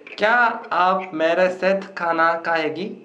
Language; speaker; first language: Hindi; non-native, learner; Korean